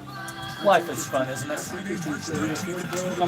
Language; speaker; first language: English; native; English